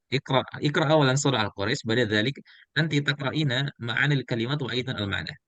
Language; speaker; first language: Arabic; non-native, fluent; Indonesian